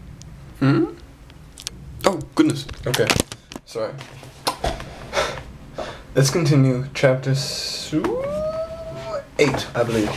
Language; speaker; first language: English; native; English